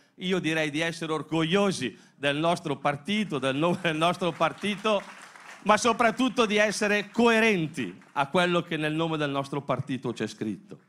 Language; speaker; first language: Italian; native; Italian